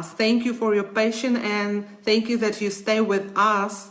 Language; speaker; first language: English; non-native, learner; Ukrainian